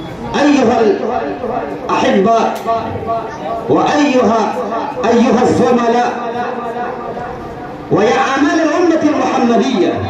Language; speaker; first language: Arabic; non-native, fluent; Urdu